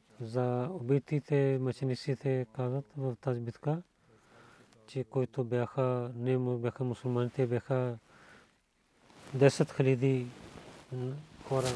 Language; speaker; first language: Bulgarian; non-native, learner; Urdu